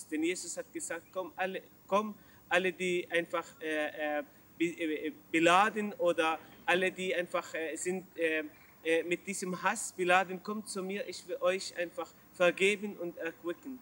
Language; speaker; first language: German; non-native, learner; Arabic